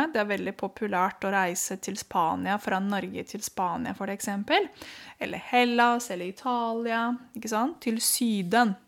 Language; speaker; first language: Norwegian; non-native, fluent; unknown